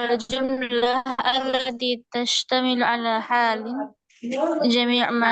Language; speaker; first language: Arabic; non-native, learner; Indonesian